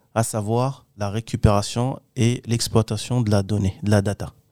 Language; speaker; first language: French; non-native, local second language; Arabic